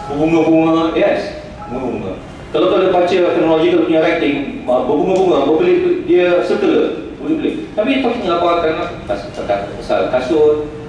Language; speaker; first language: Malay; non-native, local second language; Central Dusun